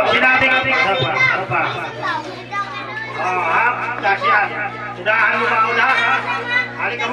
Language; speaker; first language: Filipino; non-native, local second language; Bikol